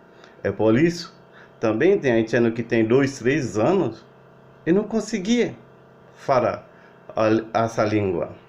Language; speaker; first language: Portuguese; non-native, learner; Haitian Creole